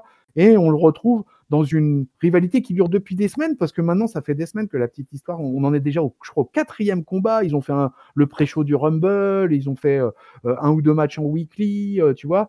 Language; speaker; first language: French; native; French